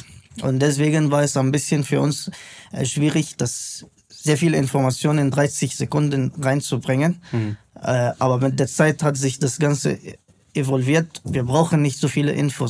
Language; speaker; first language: German; non-native, fluent; Arabic